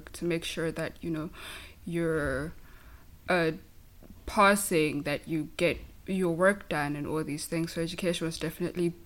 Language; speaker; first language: English; non-native, local second language; Zulu